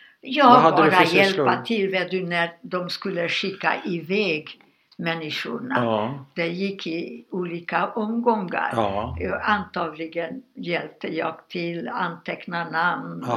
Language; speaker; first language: Swedish; non-native, fluent; Hungarian